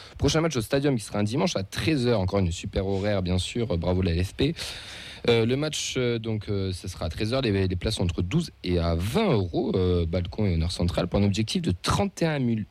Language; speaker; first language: French; native; French